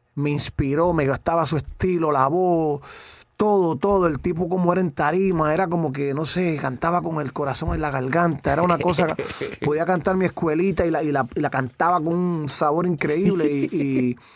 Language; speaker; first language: Spanish; native; Spanish